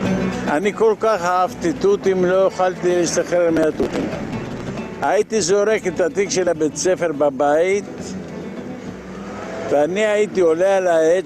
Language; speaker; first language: Hebrew; non-native, fluent; Ladino